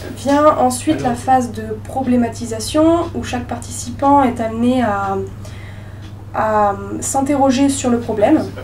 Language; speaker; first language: French; native; French